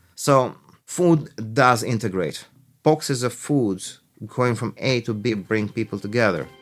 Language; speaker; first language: English; early bilingual, other home language; Albanian